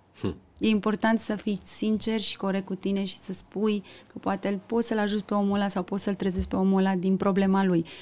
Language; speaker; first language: Romanian; early bilingual, heritage; Romanian